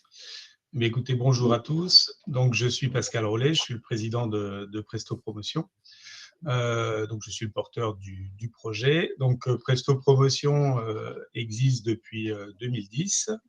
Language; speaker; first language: French; native; French